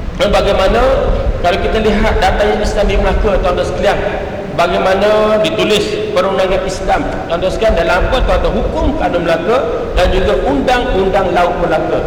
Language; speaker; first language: Malay; native; Malay